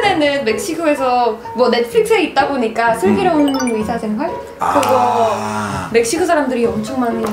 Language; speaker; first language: Korean; non-native, learner; Spanish